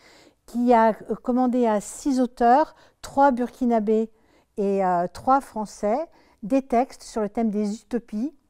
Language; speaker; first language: French; native; French